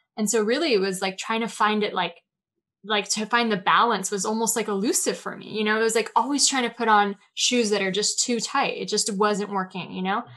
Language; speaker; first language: English; native; English